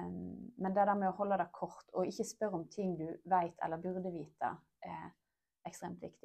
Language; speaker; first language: Norwegian; native; Norwegian